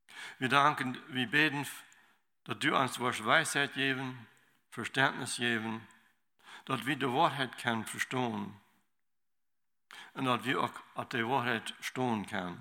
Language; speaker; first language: German; non-native, learner; Low German